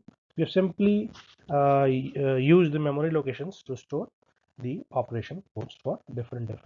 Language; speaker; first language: English; non-native, local second language; Hindi